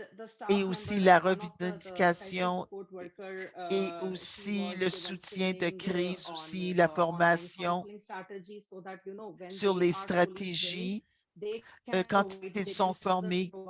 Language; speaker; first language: French; non-native, fluent; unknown